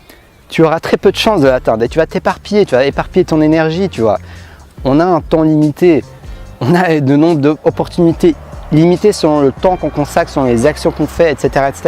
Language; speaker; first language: French; native; French